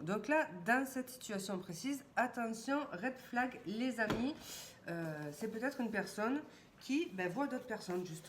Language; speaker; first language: French; native; French